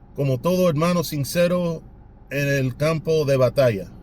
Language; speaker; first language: Spanish; early bilingual, other home language; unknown